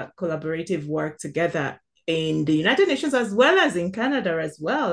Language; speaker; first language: English; non-native, local second language; Igbo